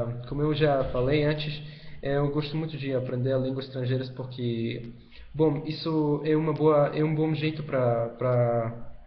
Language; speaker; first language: Portuguese; non-native, learner; Spanish